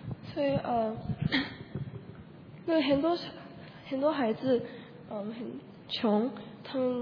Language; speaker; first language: Chinese; early bilingual, heritage; Chinese